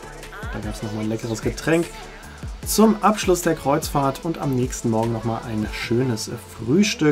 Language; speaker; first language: German; native; German